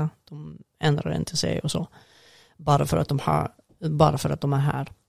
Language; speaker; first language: Swedish; non-native, fluent; Arabic